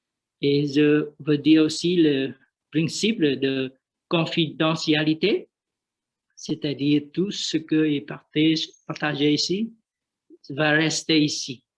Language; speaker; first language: French; non-native, learner; Vietnamese